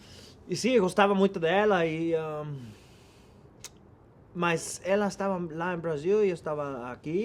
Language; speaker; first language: Portuguese; non-native, learner; Spanish